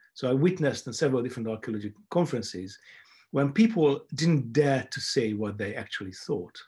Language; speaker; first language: English; non-native, fluent; Hungarian